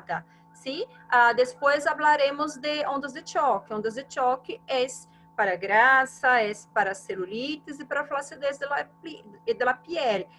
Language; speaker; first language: Spanish; non-native, fluent; Portuguese